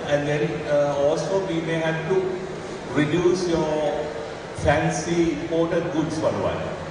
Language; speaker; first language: English; non-native, local second language; Sinhala